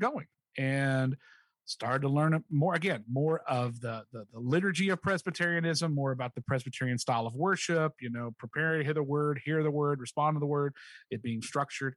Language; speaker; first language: English; native; English